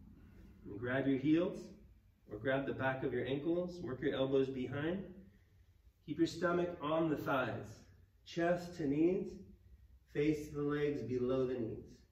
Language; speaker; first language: English; native; English